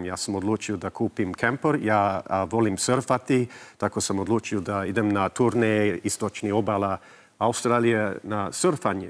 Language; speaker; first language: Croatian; early bilingual, heritage; English